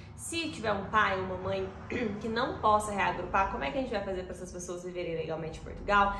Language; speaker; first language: Portuguese; native; Portuguese